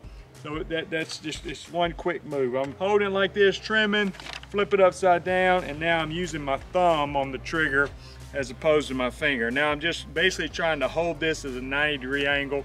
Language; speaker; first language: English; native; English